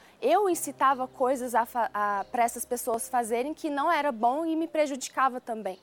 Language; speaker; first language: Portuguese; early bilingual, other home language; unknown